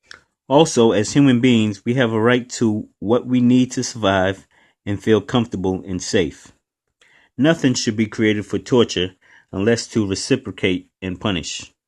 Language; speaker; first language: English; native; English